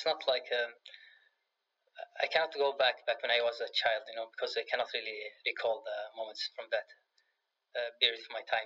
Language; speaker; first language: English; non-native, fluent; Arabic